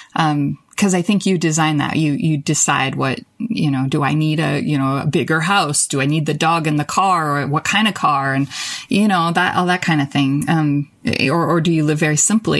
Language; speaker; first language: English; native; English